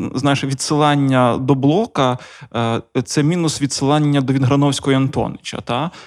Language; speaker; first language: Ukrainian; non-native, local second language; Russian